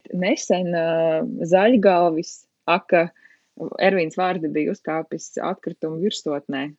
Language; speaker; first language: Latvian; native; Latvian